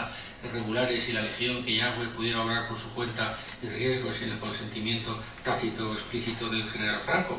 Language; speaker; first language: Spanish; native; Spanish